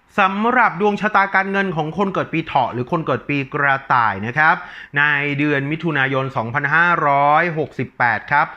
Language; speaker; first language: Thai; native; Thai